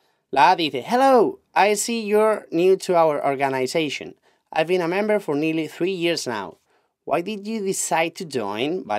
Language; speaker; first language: English; non-native, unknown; Spanish